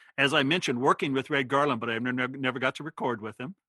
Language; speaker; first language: English; native; English